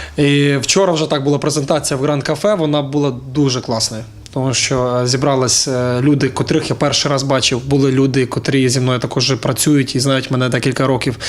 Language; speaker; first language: Ukrainian; native; Ukrainian